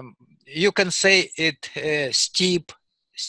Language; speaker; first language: English; non-native, learner; Russian